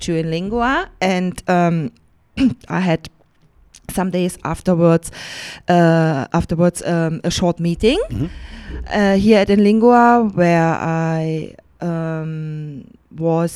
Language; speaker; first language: English; non-native, fluent; German